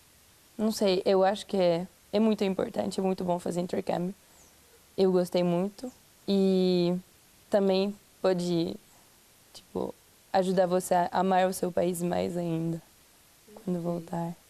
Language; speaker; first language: Portuguese; non-native, fluent; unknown